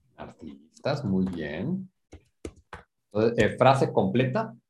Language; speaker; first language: Spanish; native; Spanish